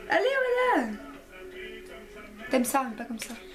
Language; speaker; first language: French; early bilingual, other home language; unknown